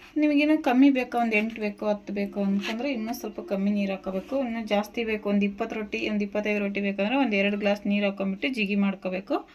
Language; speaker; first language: Kannada; native; Kannada